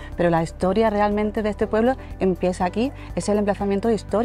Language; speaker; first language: Spanish; native; Spanish